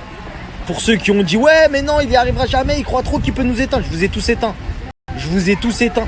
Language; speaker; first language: French; native; French